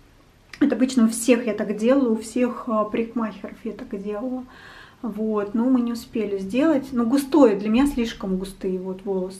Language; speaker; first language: Russian; native; Russian